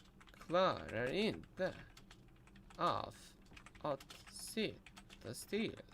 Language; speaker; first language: Swedish; non-native, learner; Russian